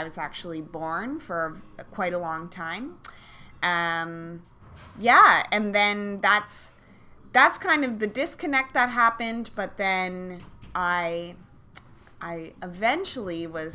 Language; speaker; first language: English; native; English